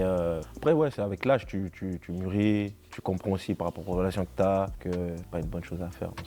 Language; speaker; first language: French; native; French